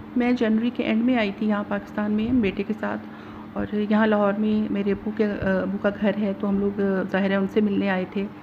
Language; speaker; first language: Urdu; native; Urdu